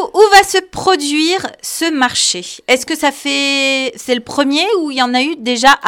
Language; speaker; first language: French; native; French